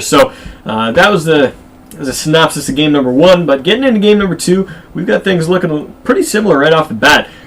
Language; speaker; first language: English; native; English